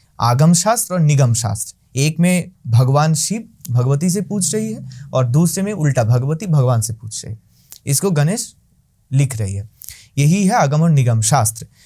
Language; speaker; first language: Hindi; non-native, local second language; Bangla